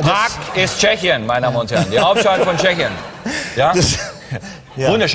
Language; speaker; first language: German; native; German